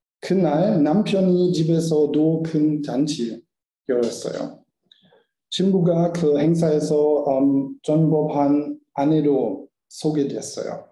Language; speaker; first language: Korean; non-native, learner; German